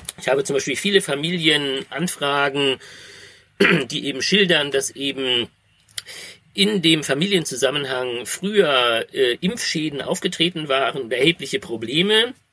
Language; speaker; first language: German; native; German